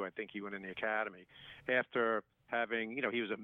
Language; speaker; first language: English; native; English